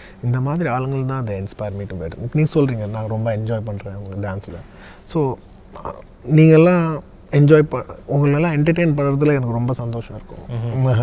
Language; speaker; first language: Tamil; non-native, local second language; Telugu